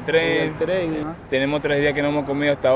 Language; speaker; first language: Spanish; native; Spanish